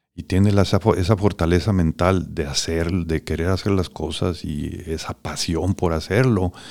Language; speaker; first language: Spanish; native; Spanish